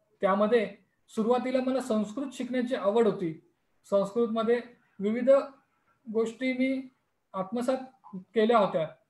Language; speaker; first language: Marathi; non-native, local second language; Hindi